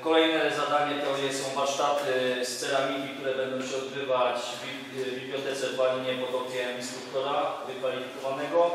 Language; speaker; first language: Polish; native; Polish